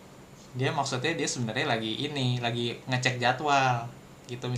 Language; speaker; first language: Indonesian; native; Indonesian